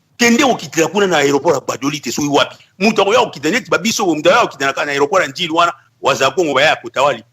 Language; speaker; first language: Lingala; non-native, local second language; Kongo